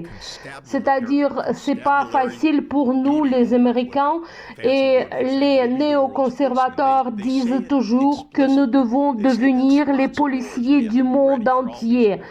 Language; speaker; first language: French; non-native, fluent; Russian